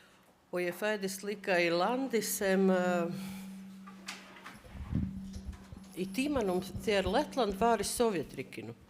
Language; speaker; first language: Icelandic; non-native, learner; Latvian